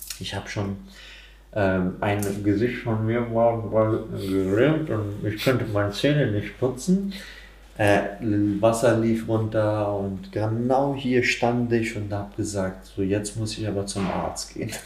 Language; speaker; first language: German; non-native, fluent; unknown